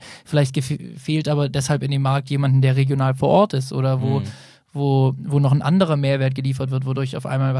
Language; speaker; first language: German; native; German